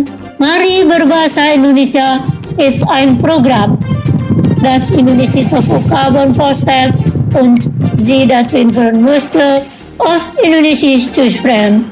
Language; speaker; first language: German; non-native, learner; Indonesian